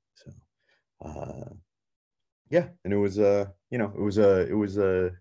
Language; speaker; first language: English; native; English